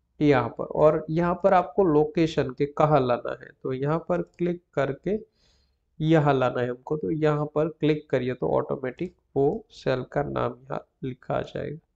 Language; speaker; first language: Hindi; non-native, local second language; Gujarati